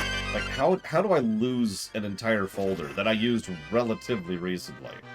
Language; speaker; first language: English; native; English